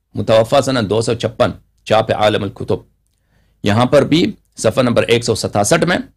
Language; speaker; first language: Urdu; non-native, local second language; Persian